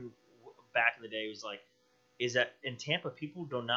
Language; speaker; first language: English; native; English